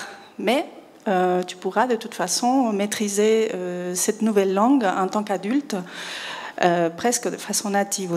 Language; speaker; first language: French; non-native, fluent; Spanish